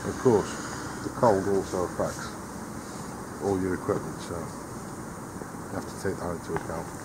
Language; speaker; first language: English; native; English